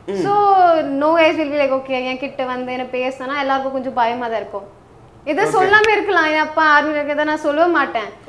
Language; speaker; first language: Tamil; non-native, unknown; Hindi